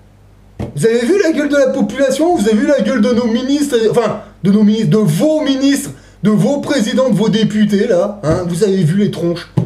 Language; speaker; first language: French; native; French